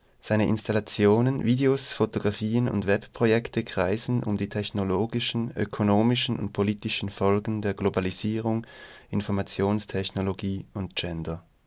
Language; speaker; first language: German; native; German